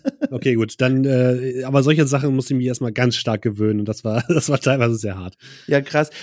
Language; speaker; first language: German; native; German